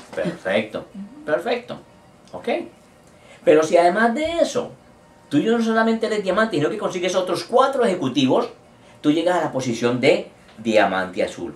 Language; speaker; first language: Spanish; native; Spanish